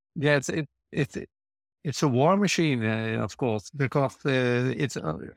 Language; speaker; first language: English; non-native, fluent; Dutch